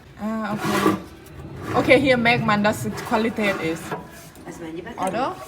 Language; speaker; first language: German; non-native, learner; Thai